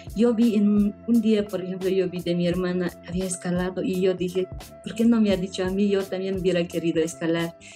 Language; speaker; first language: Spanish; native; Spanish